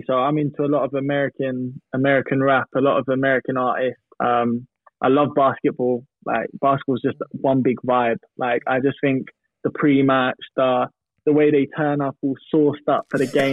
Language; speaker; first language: English; native; English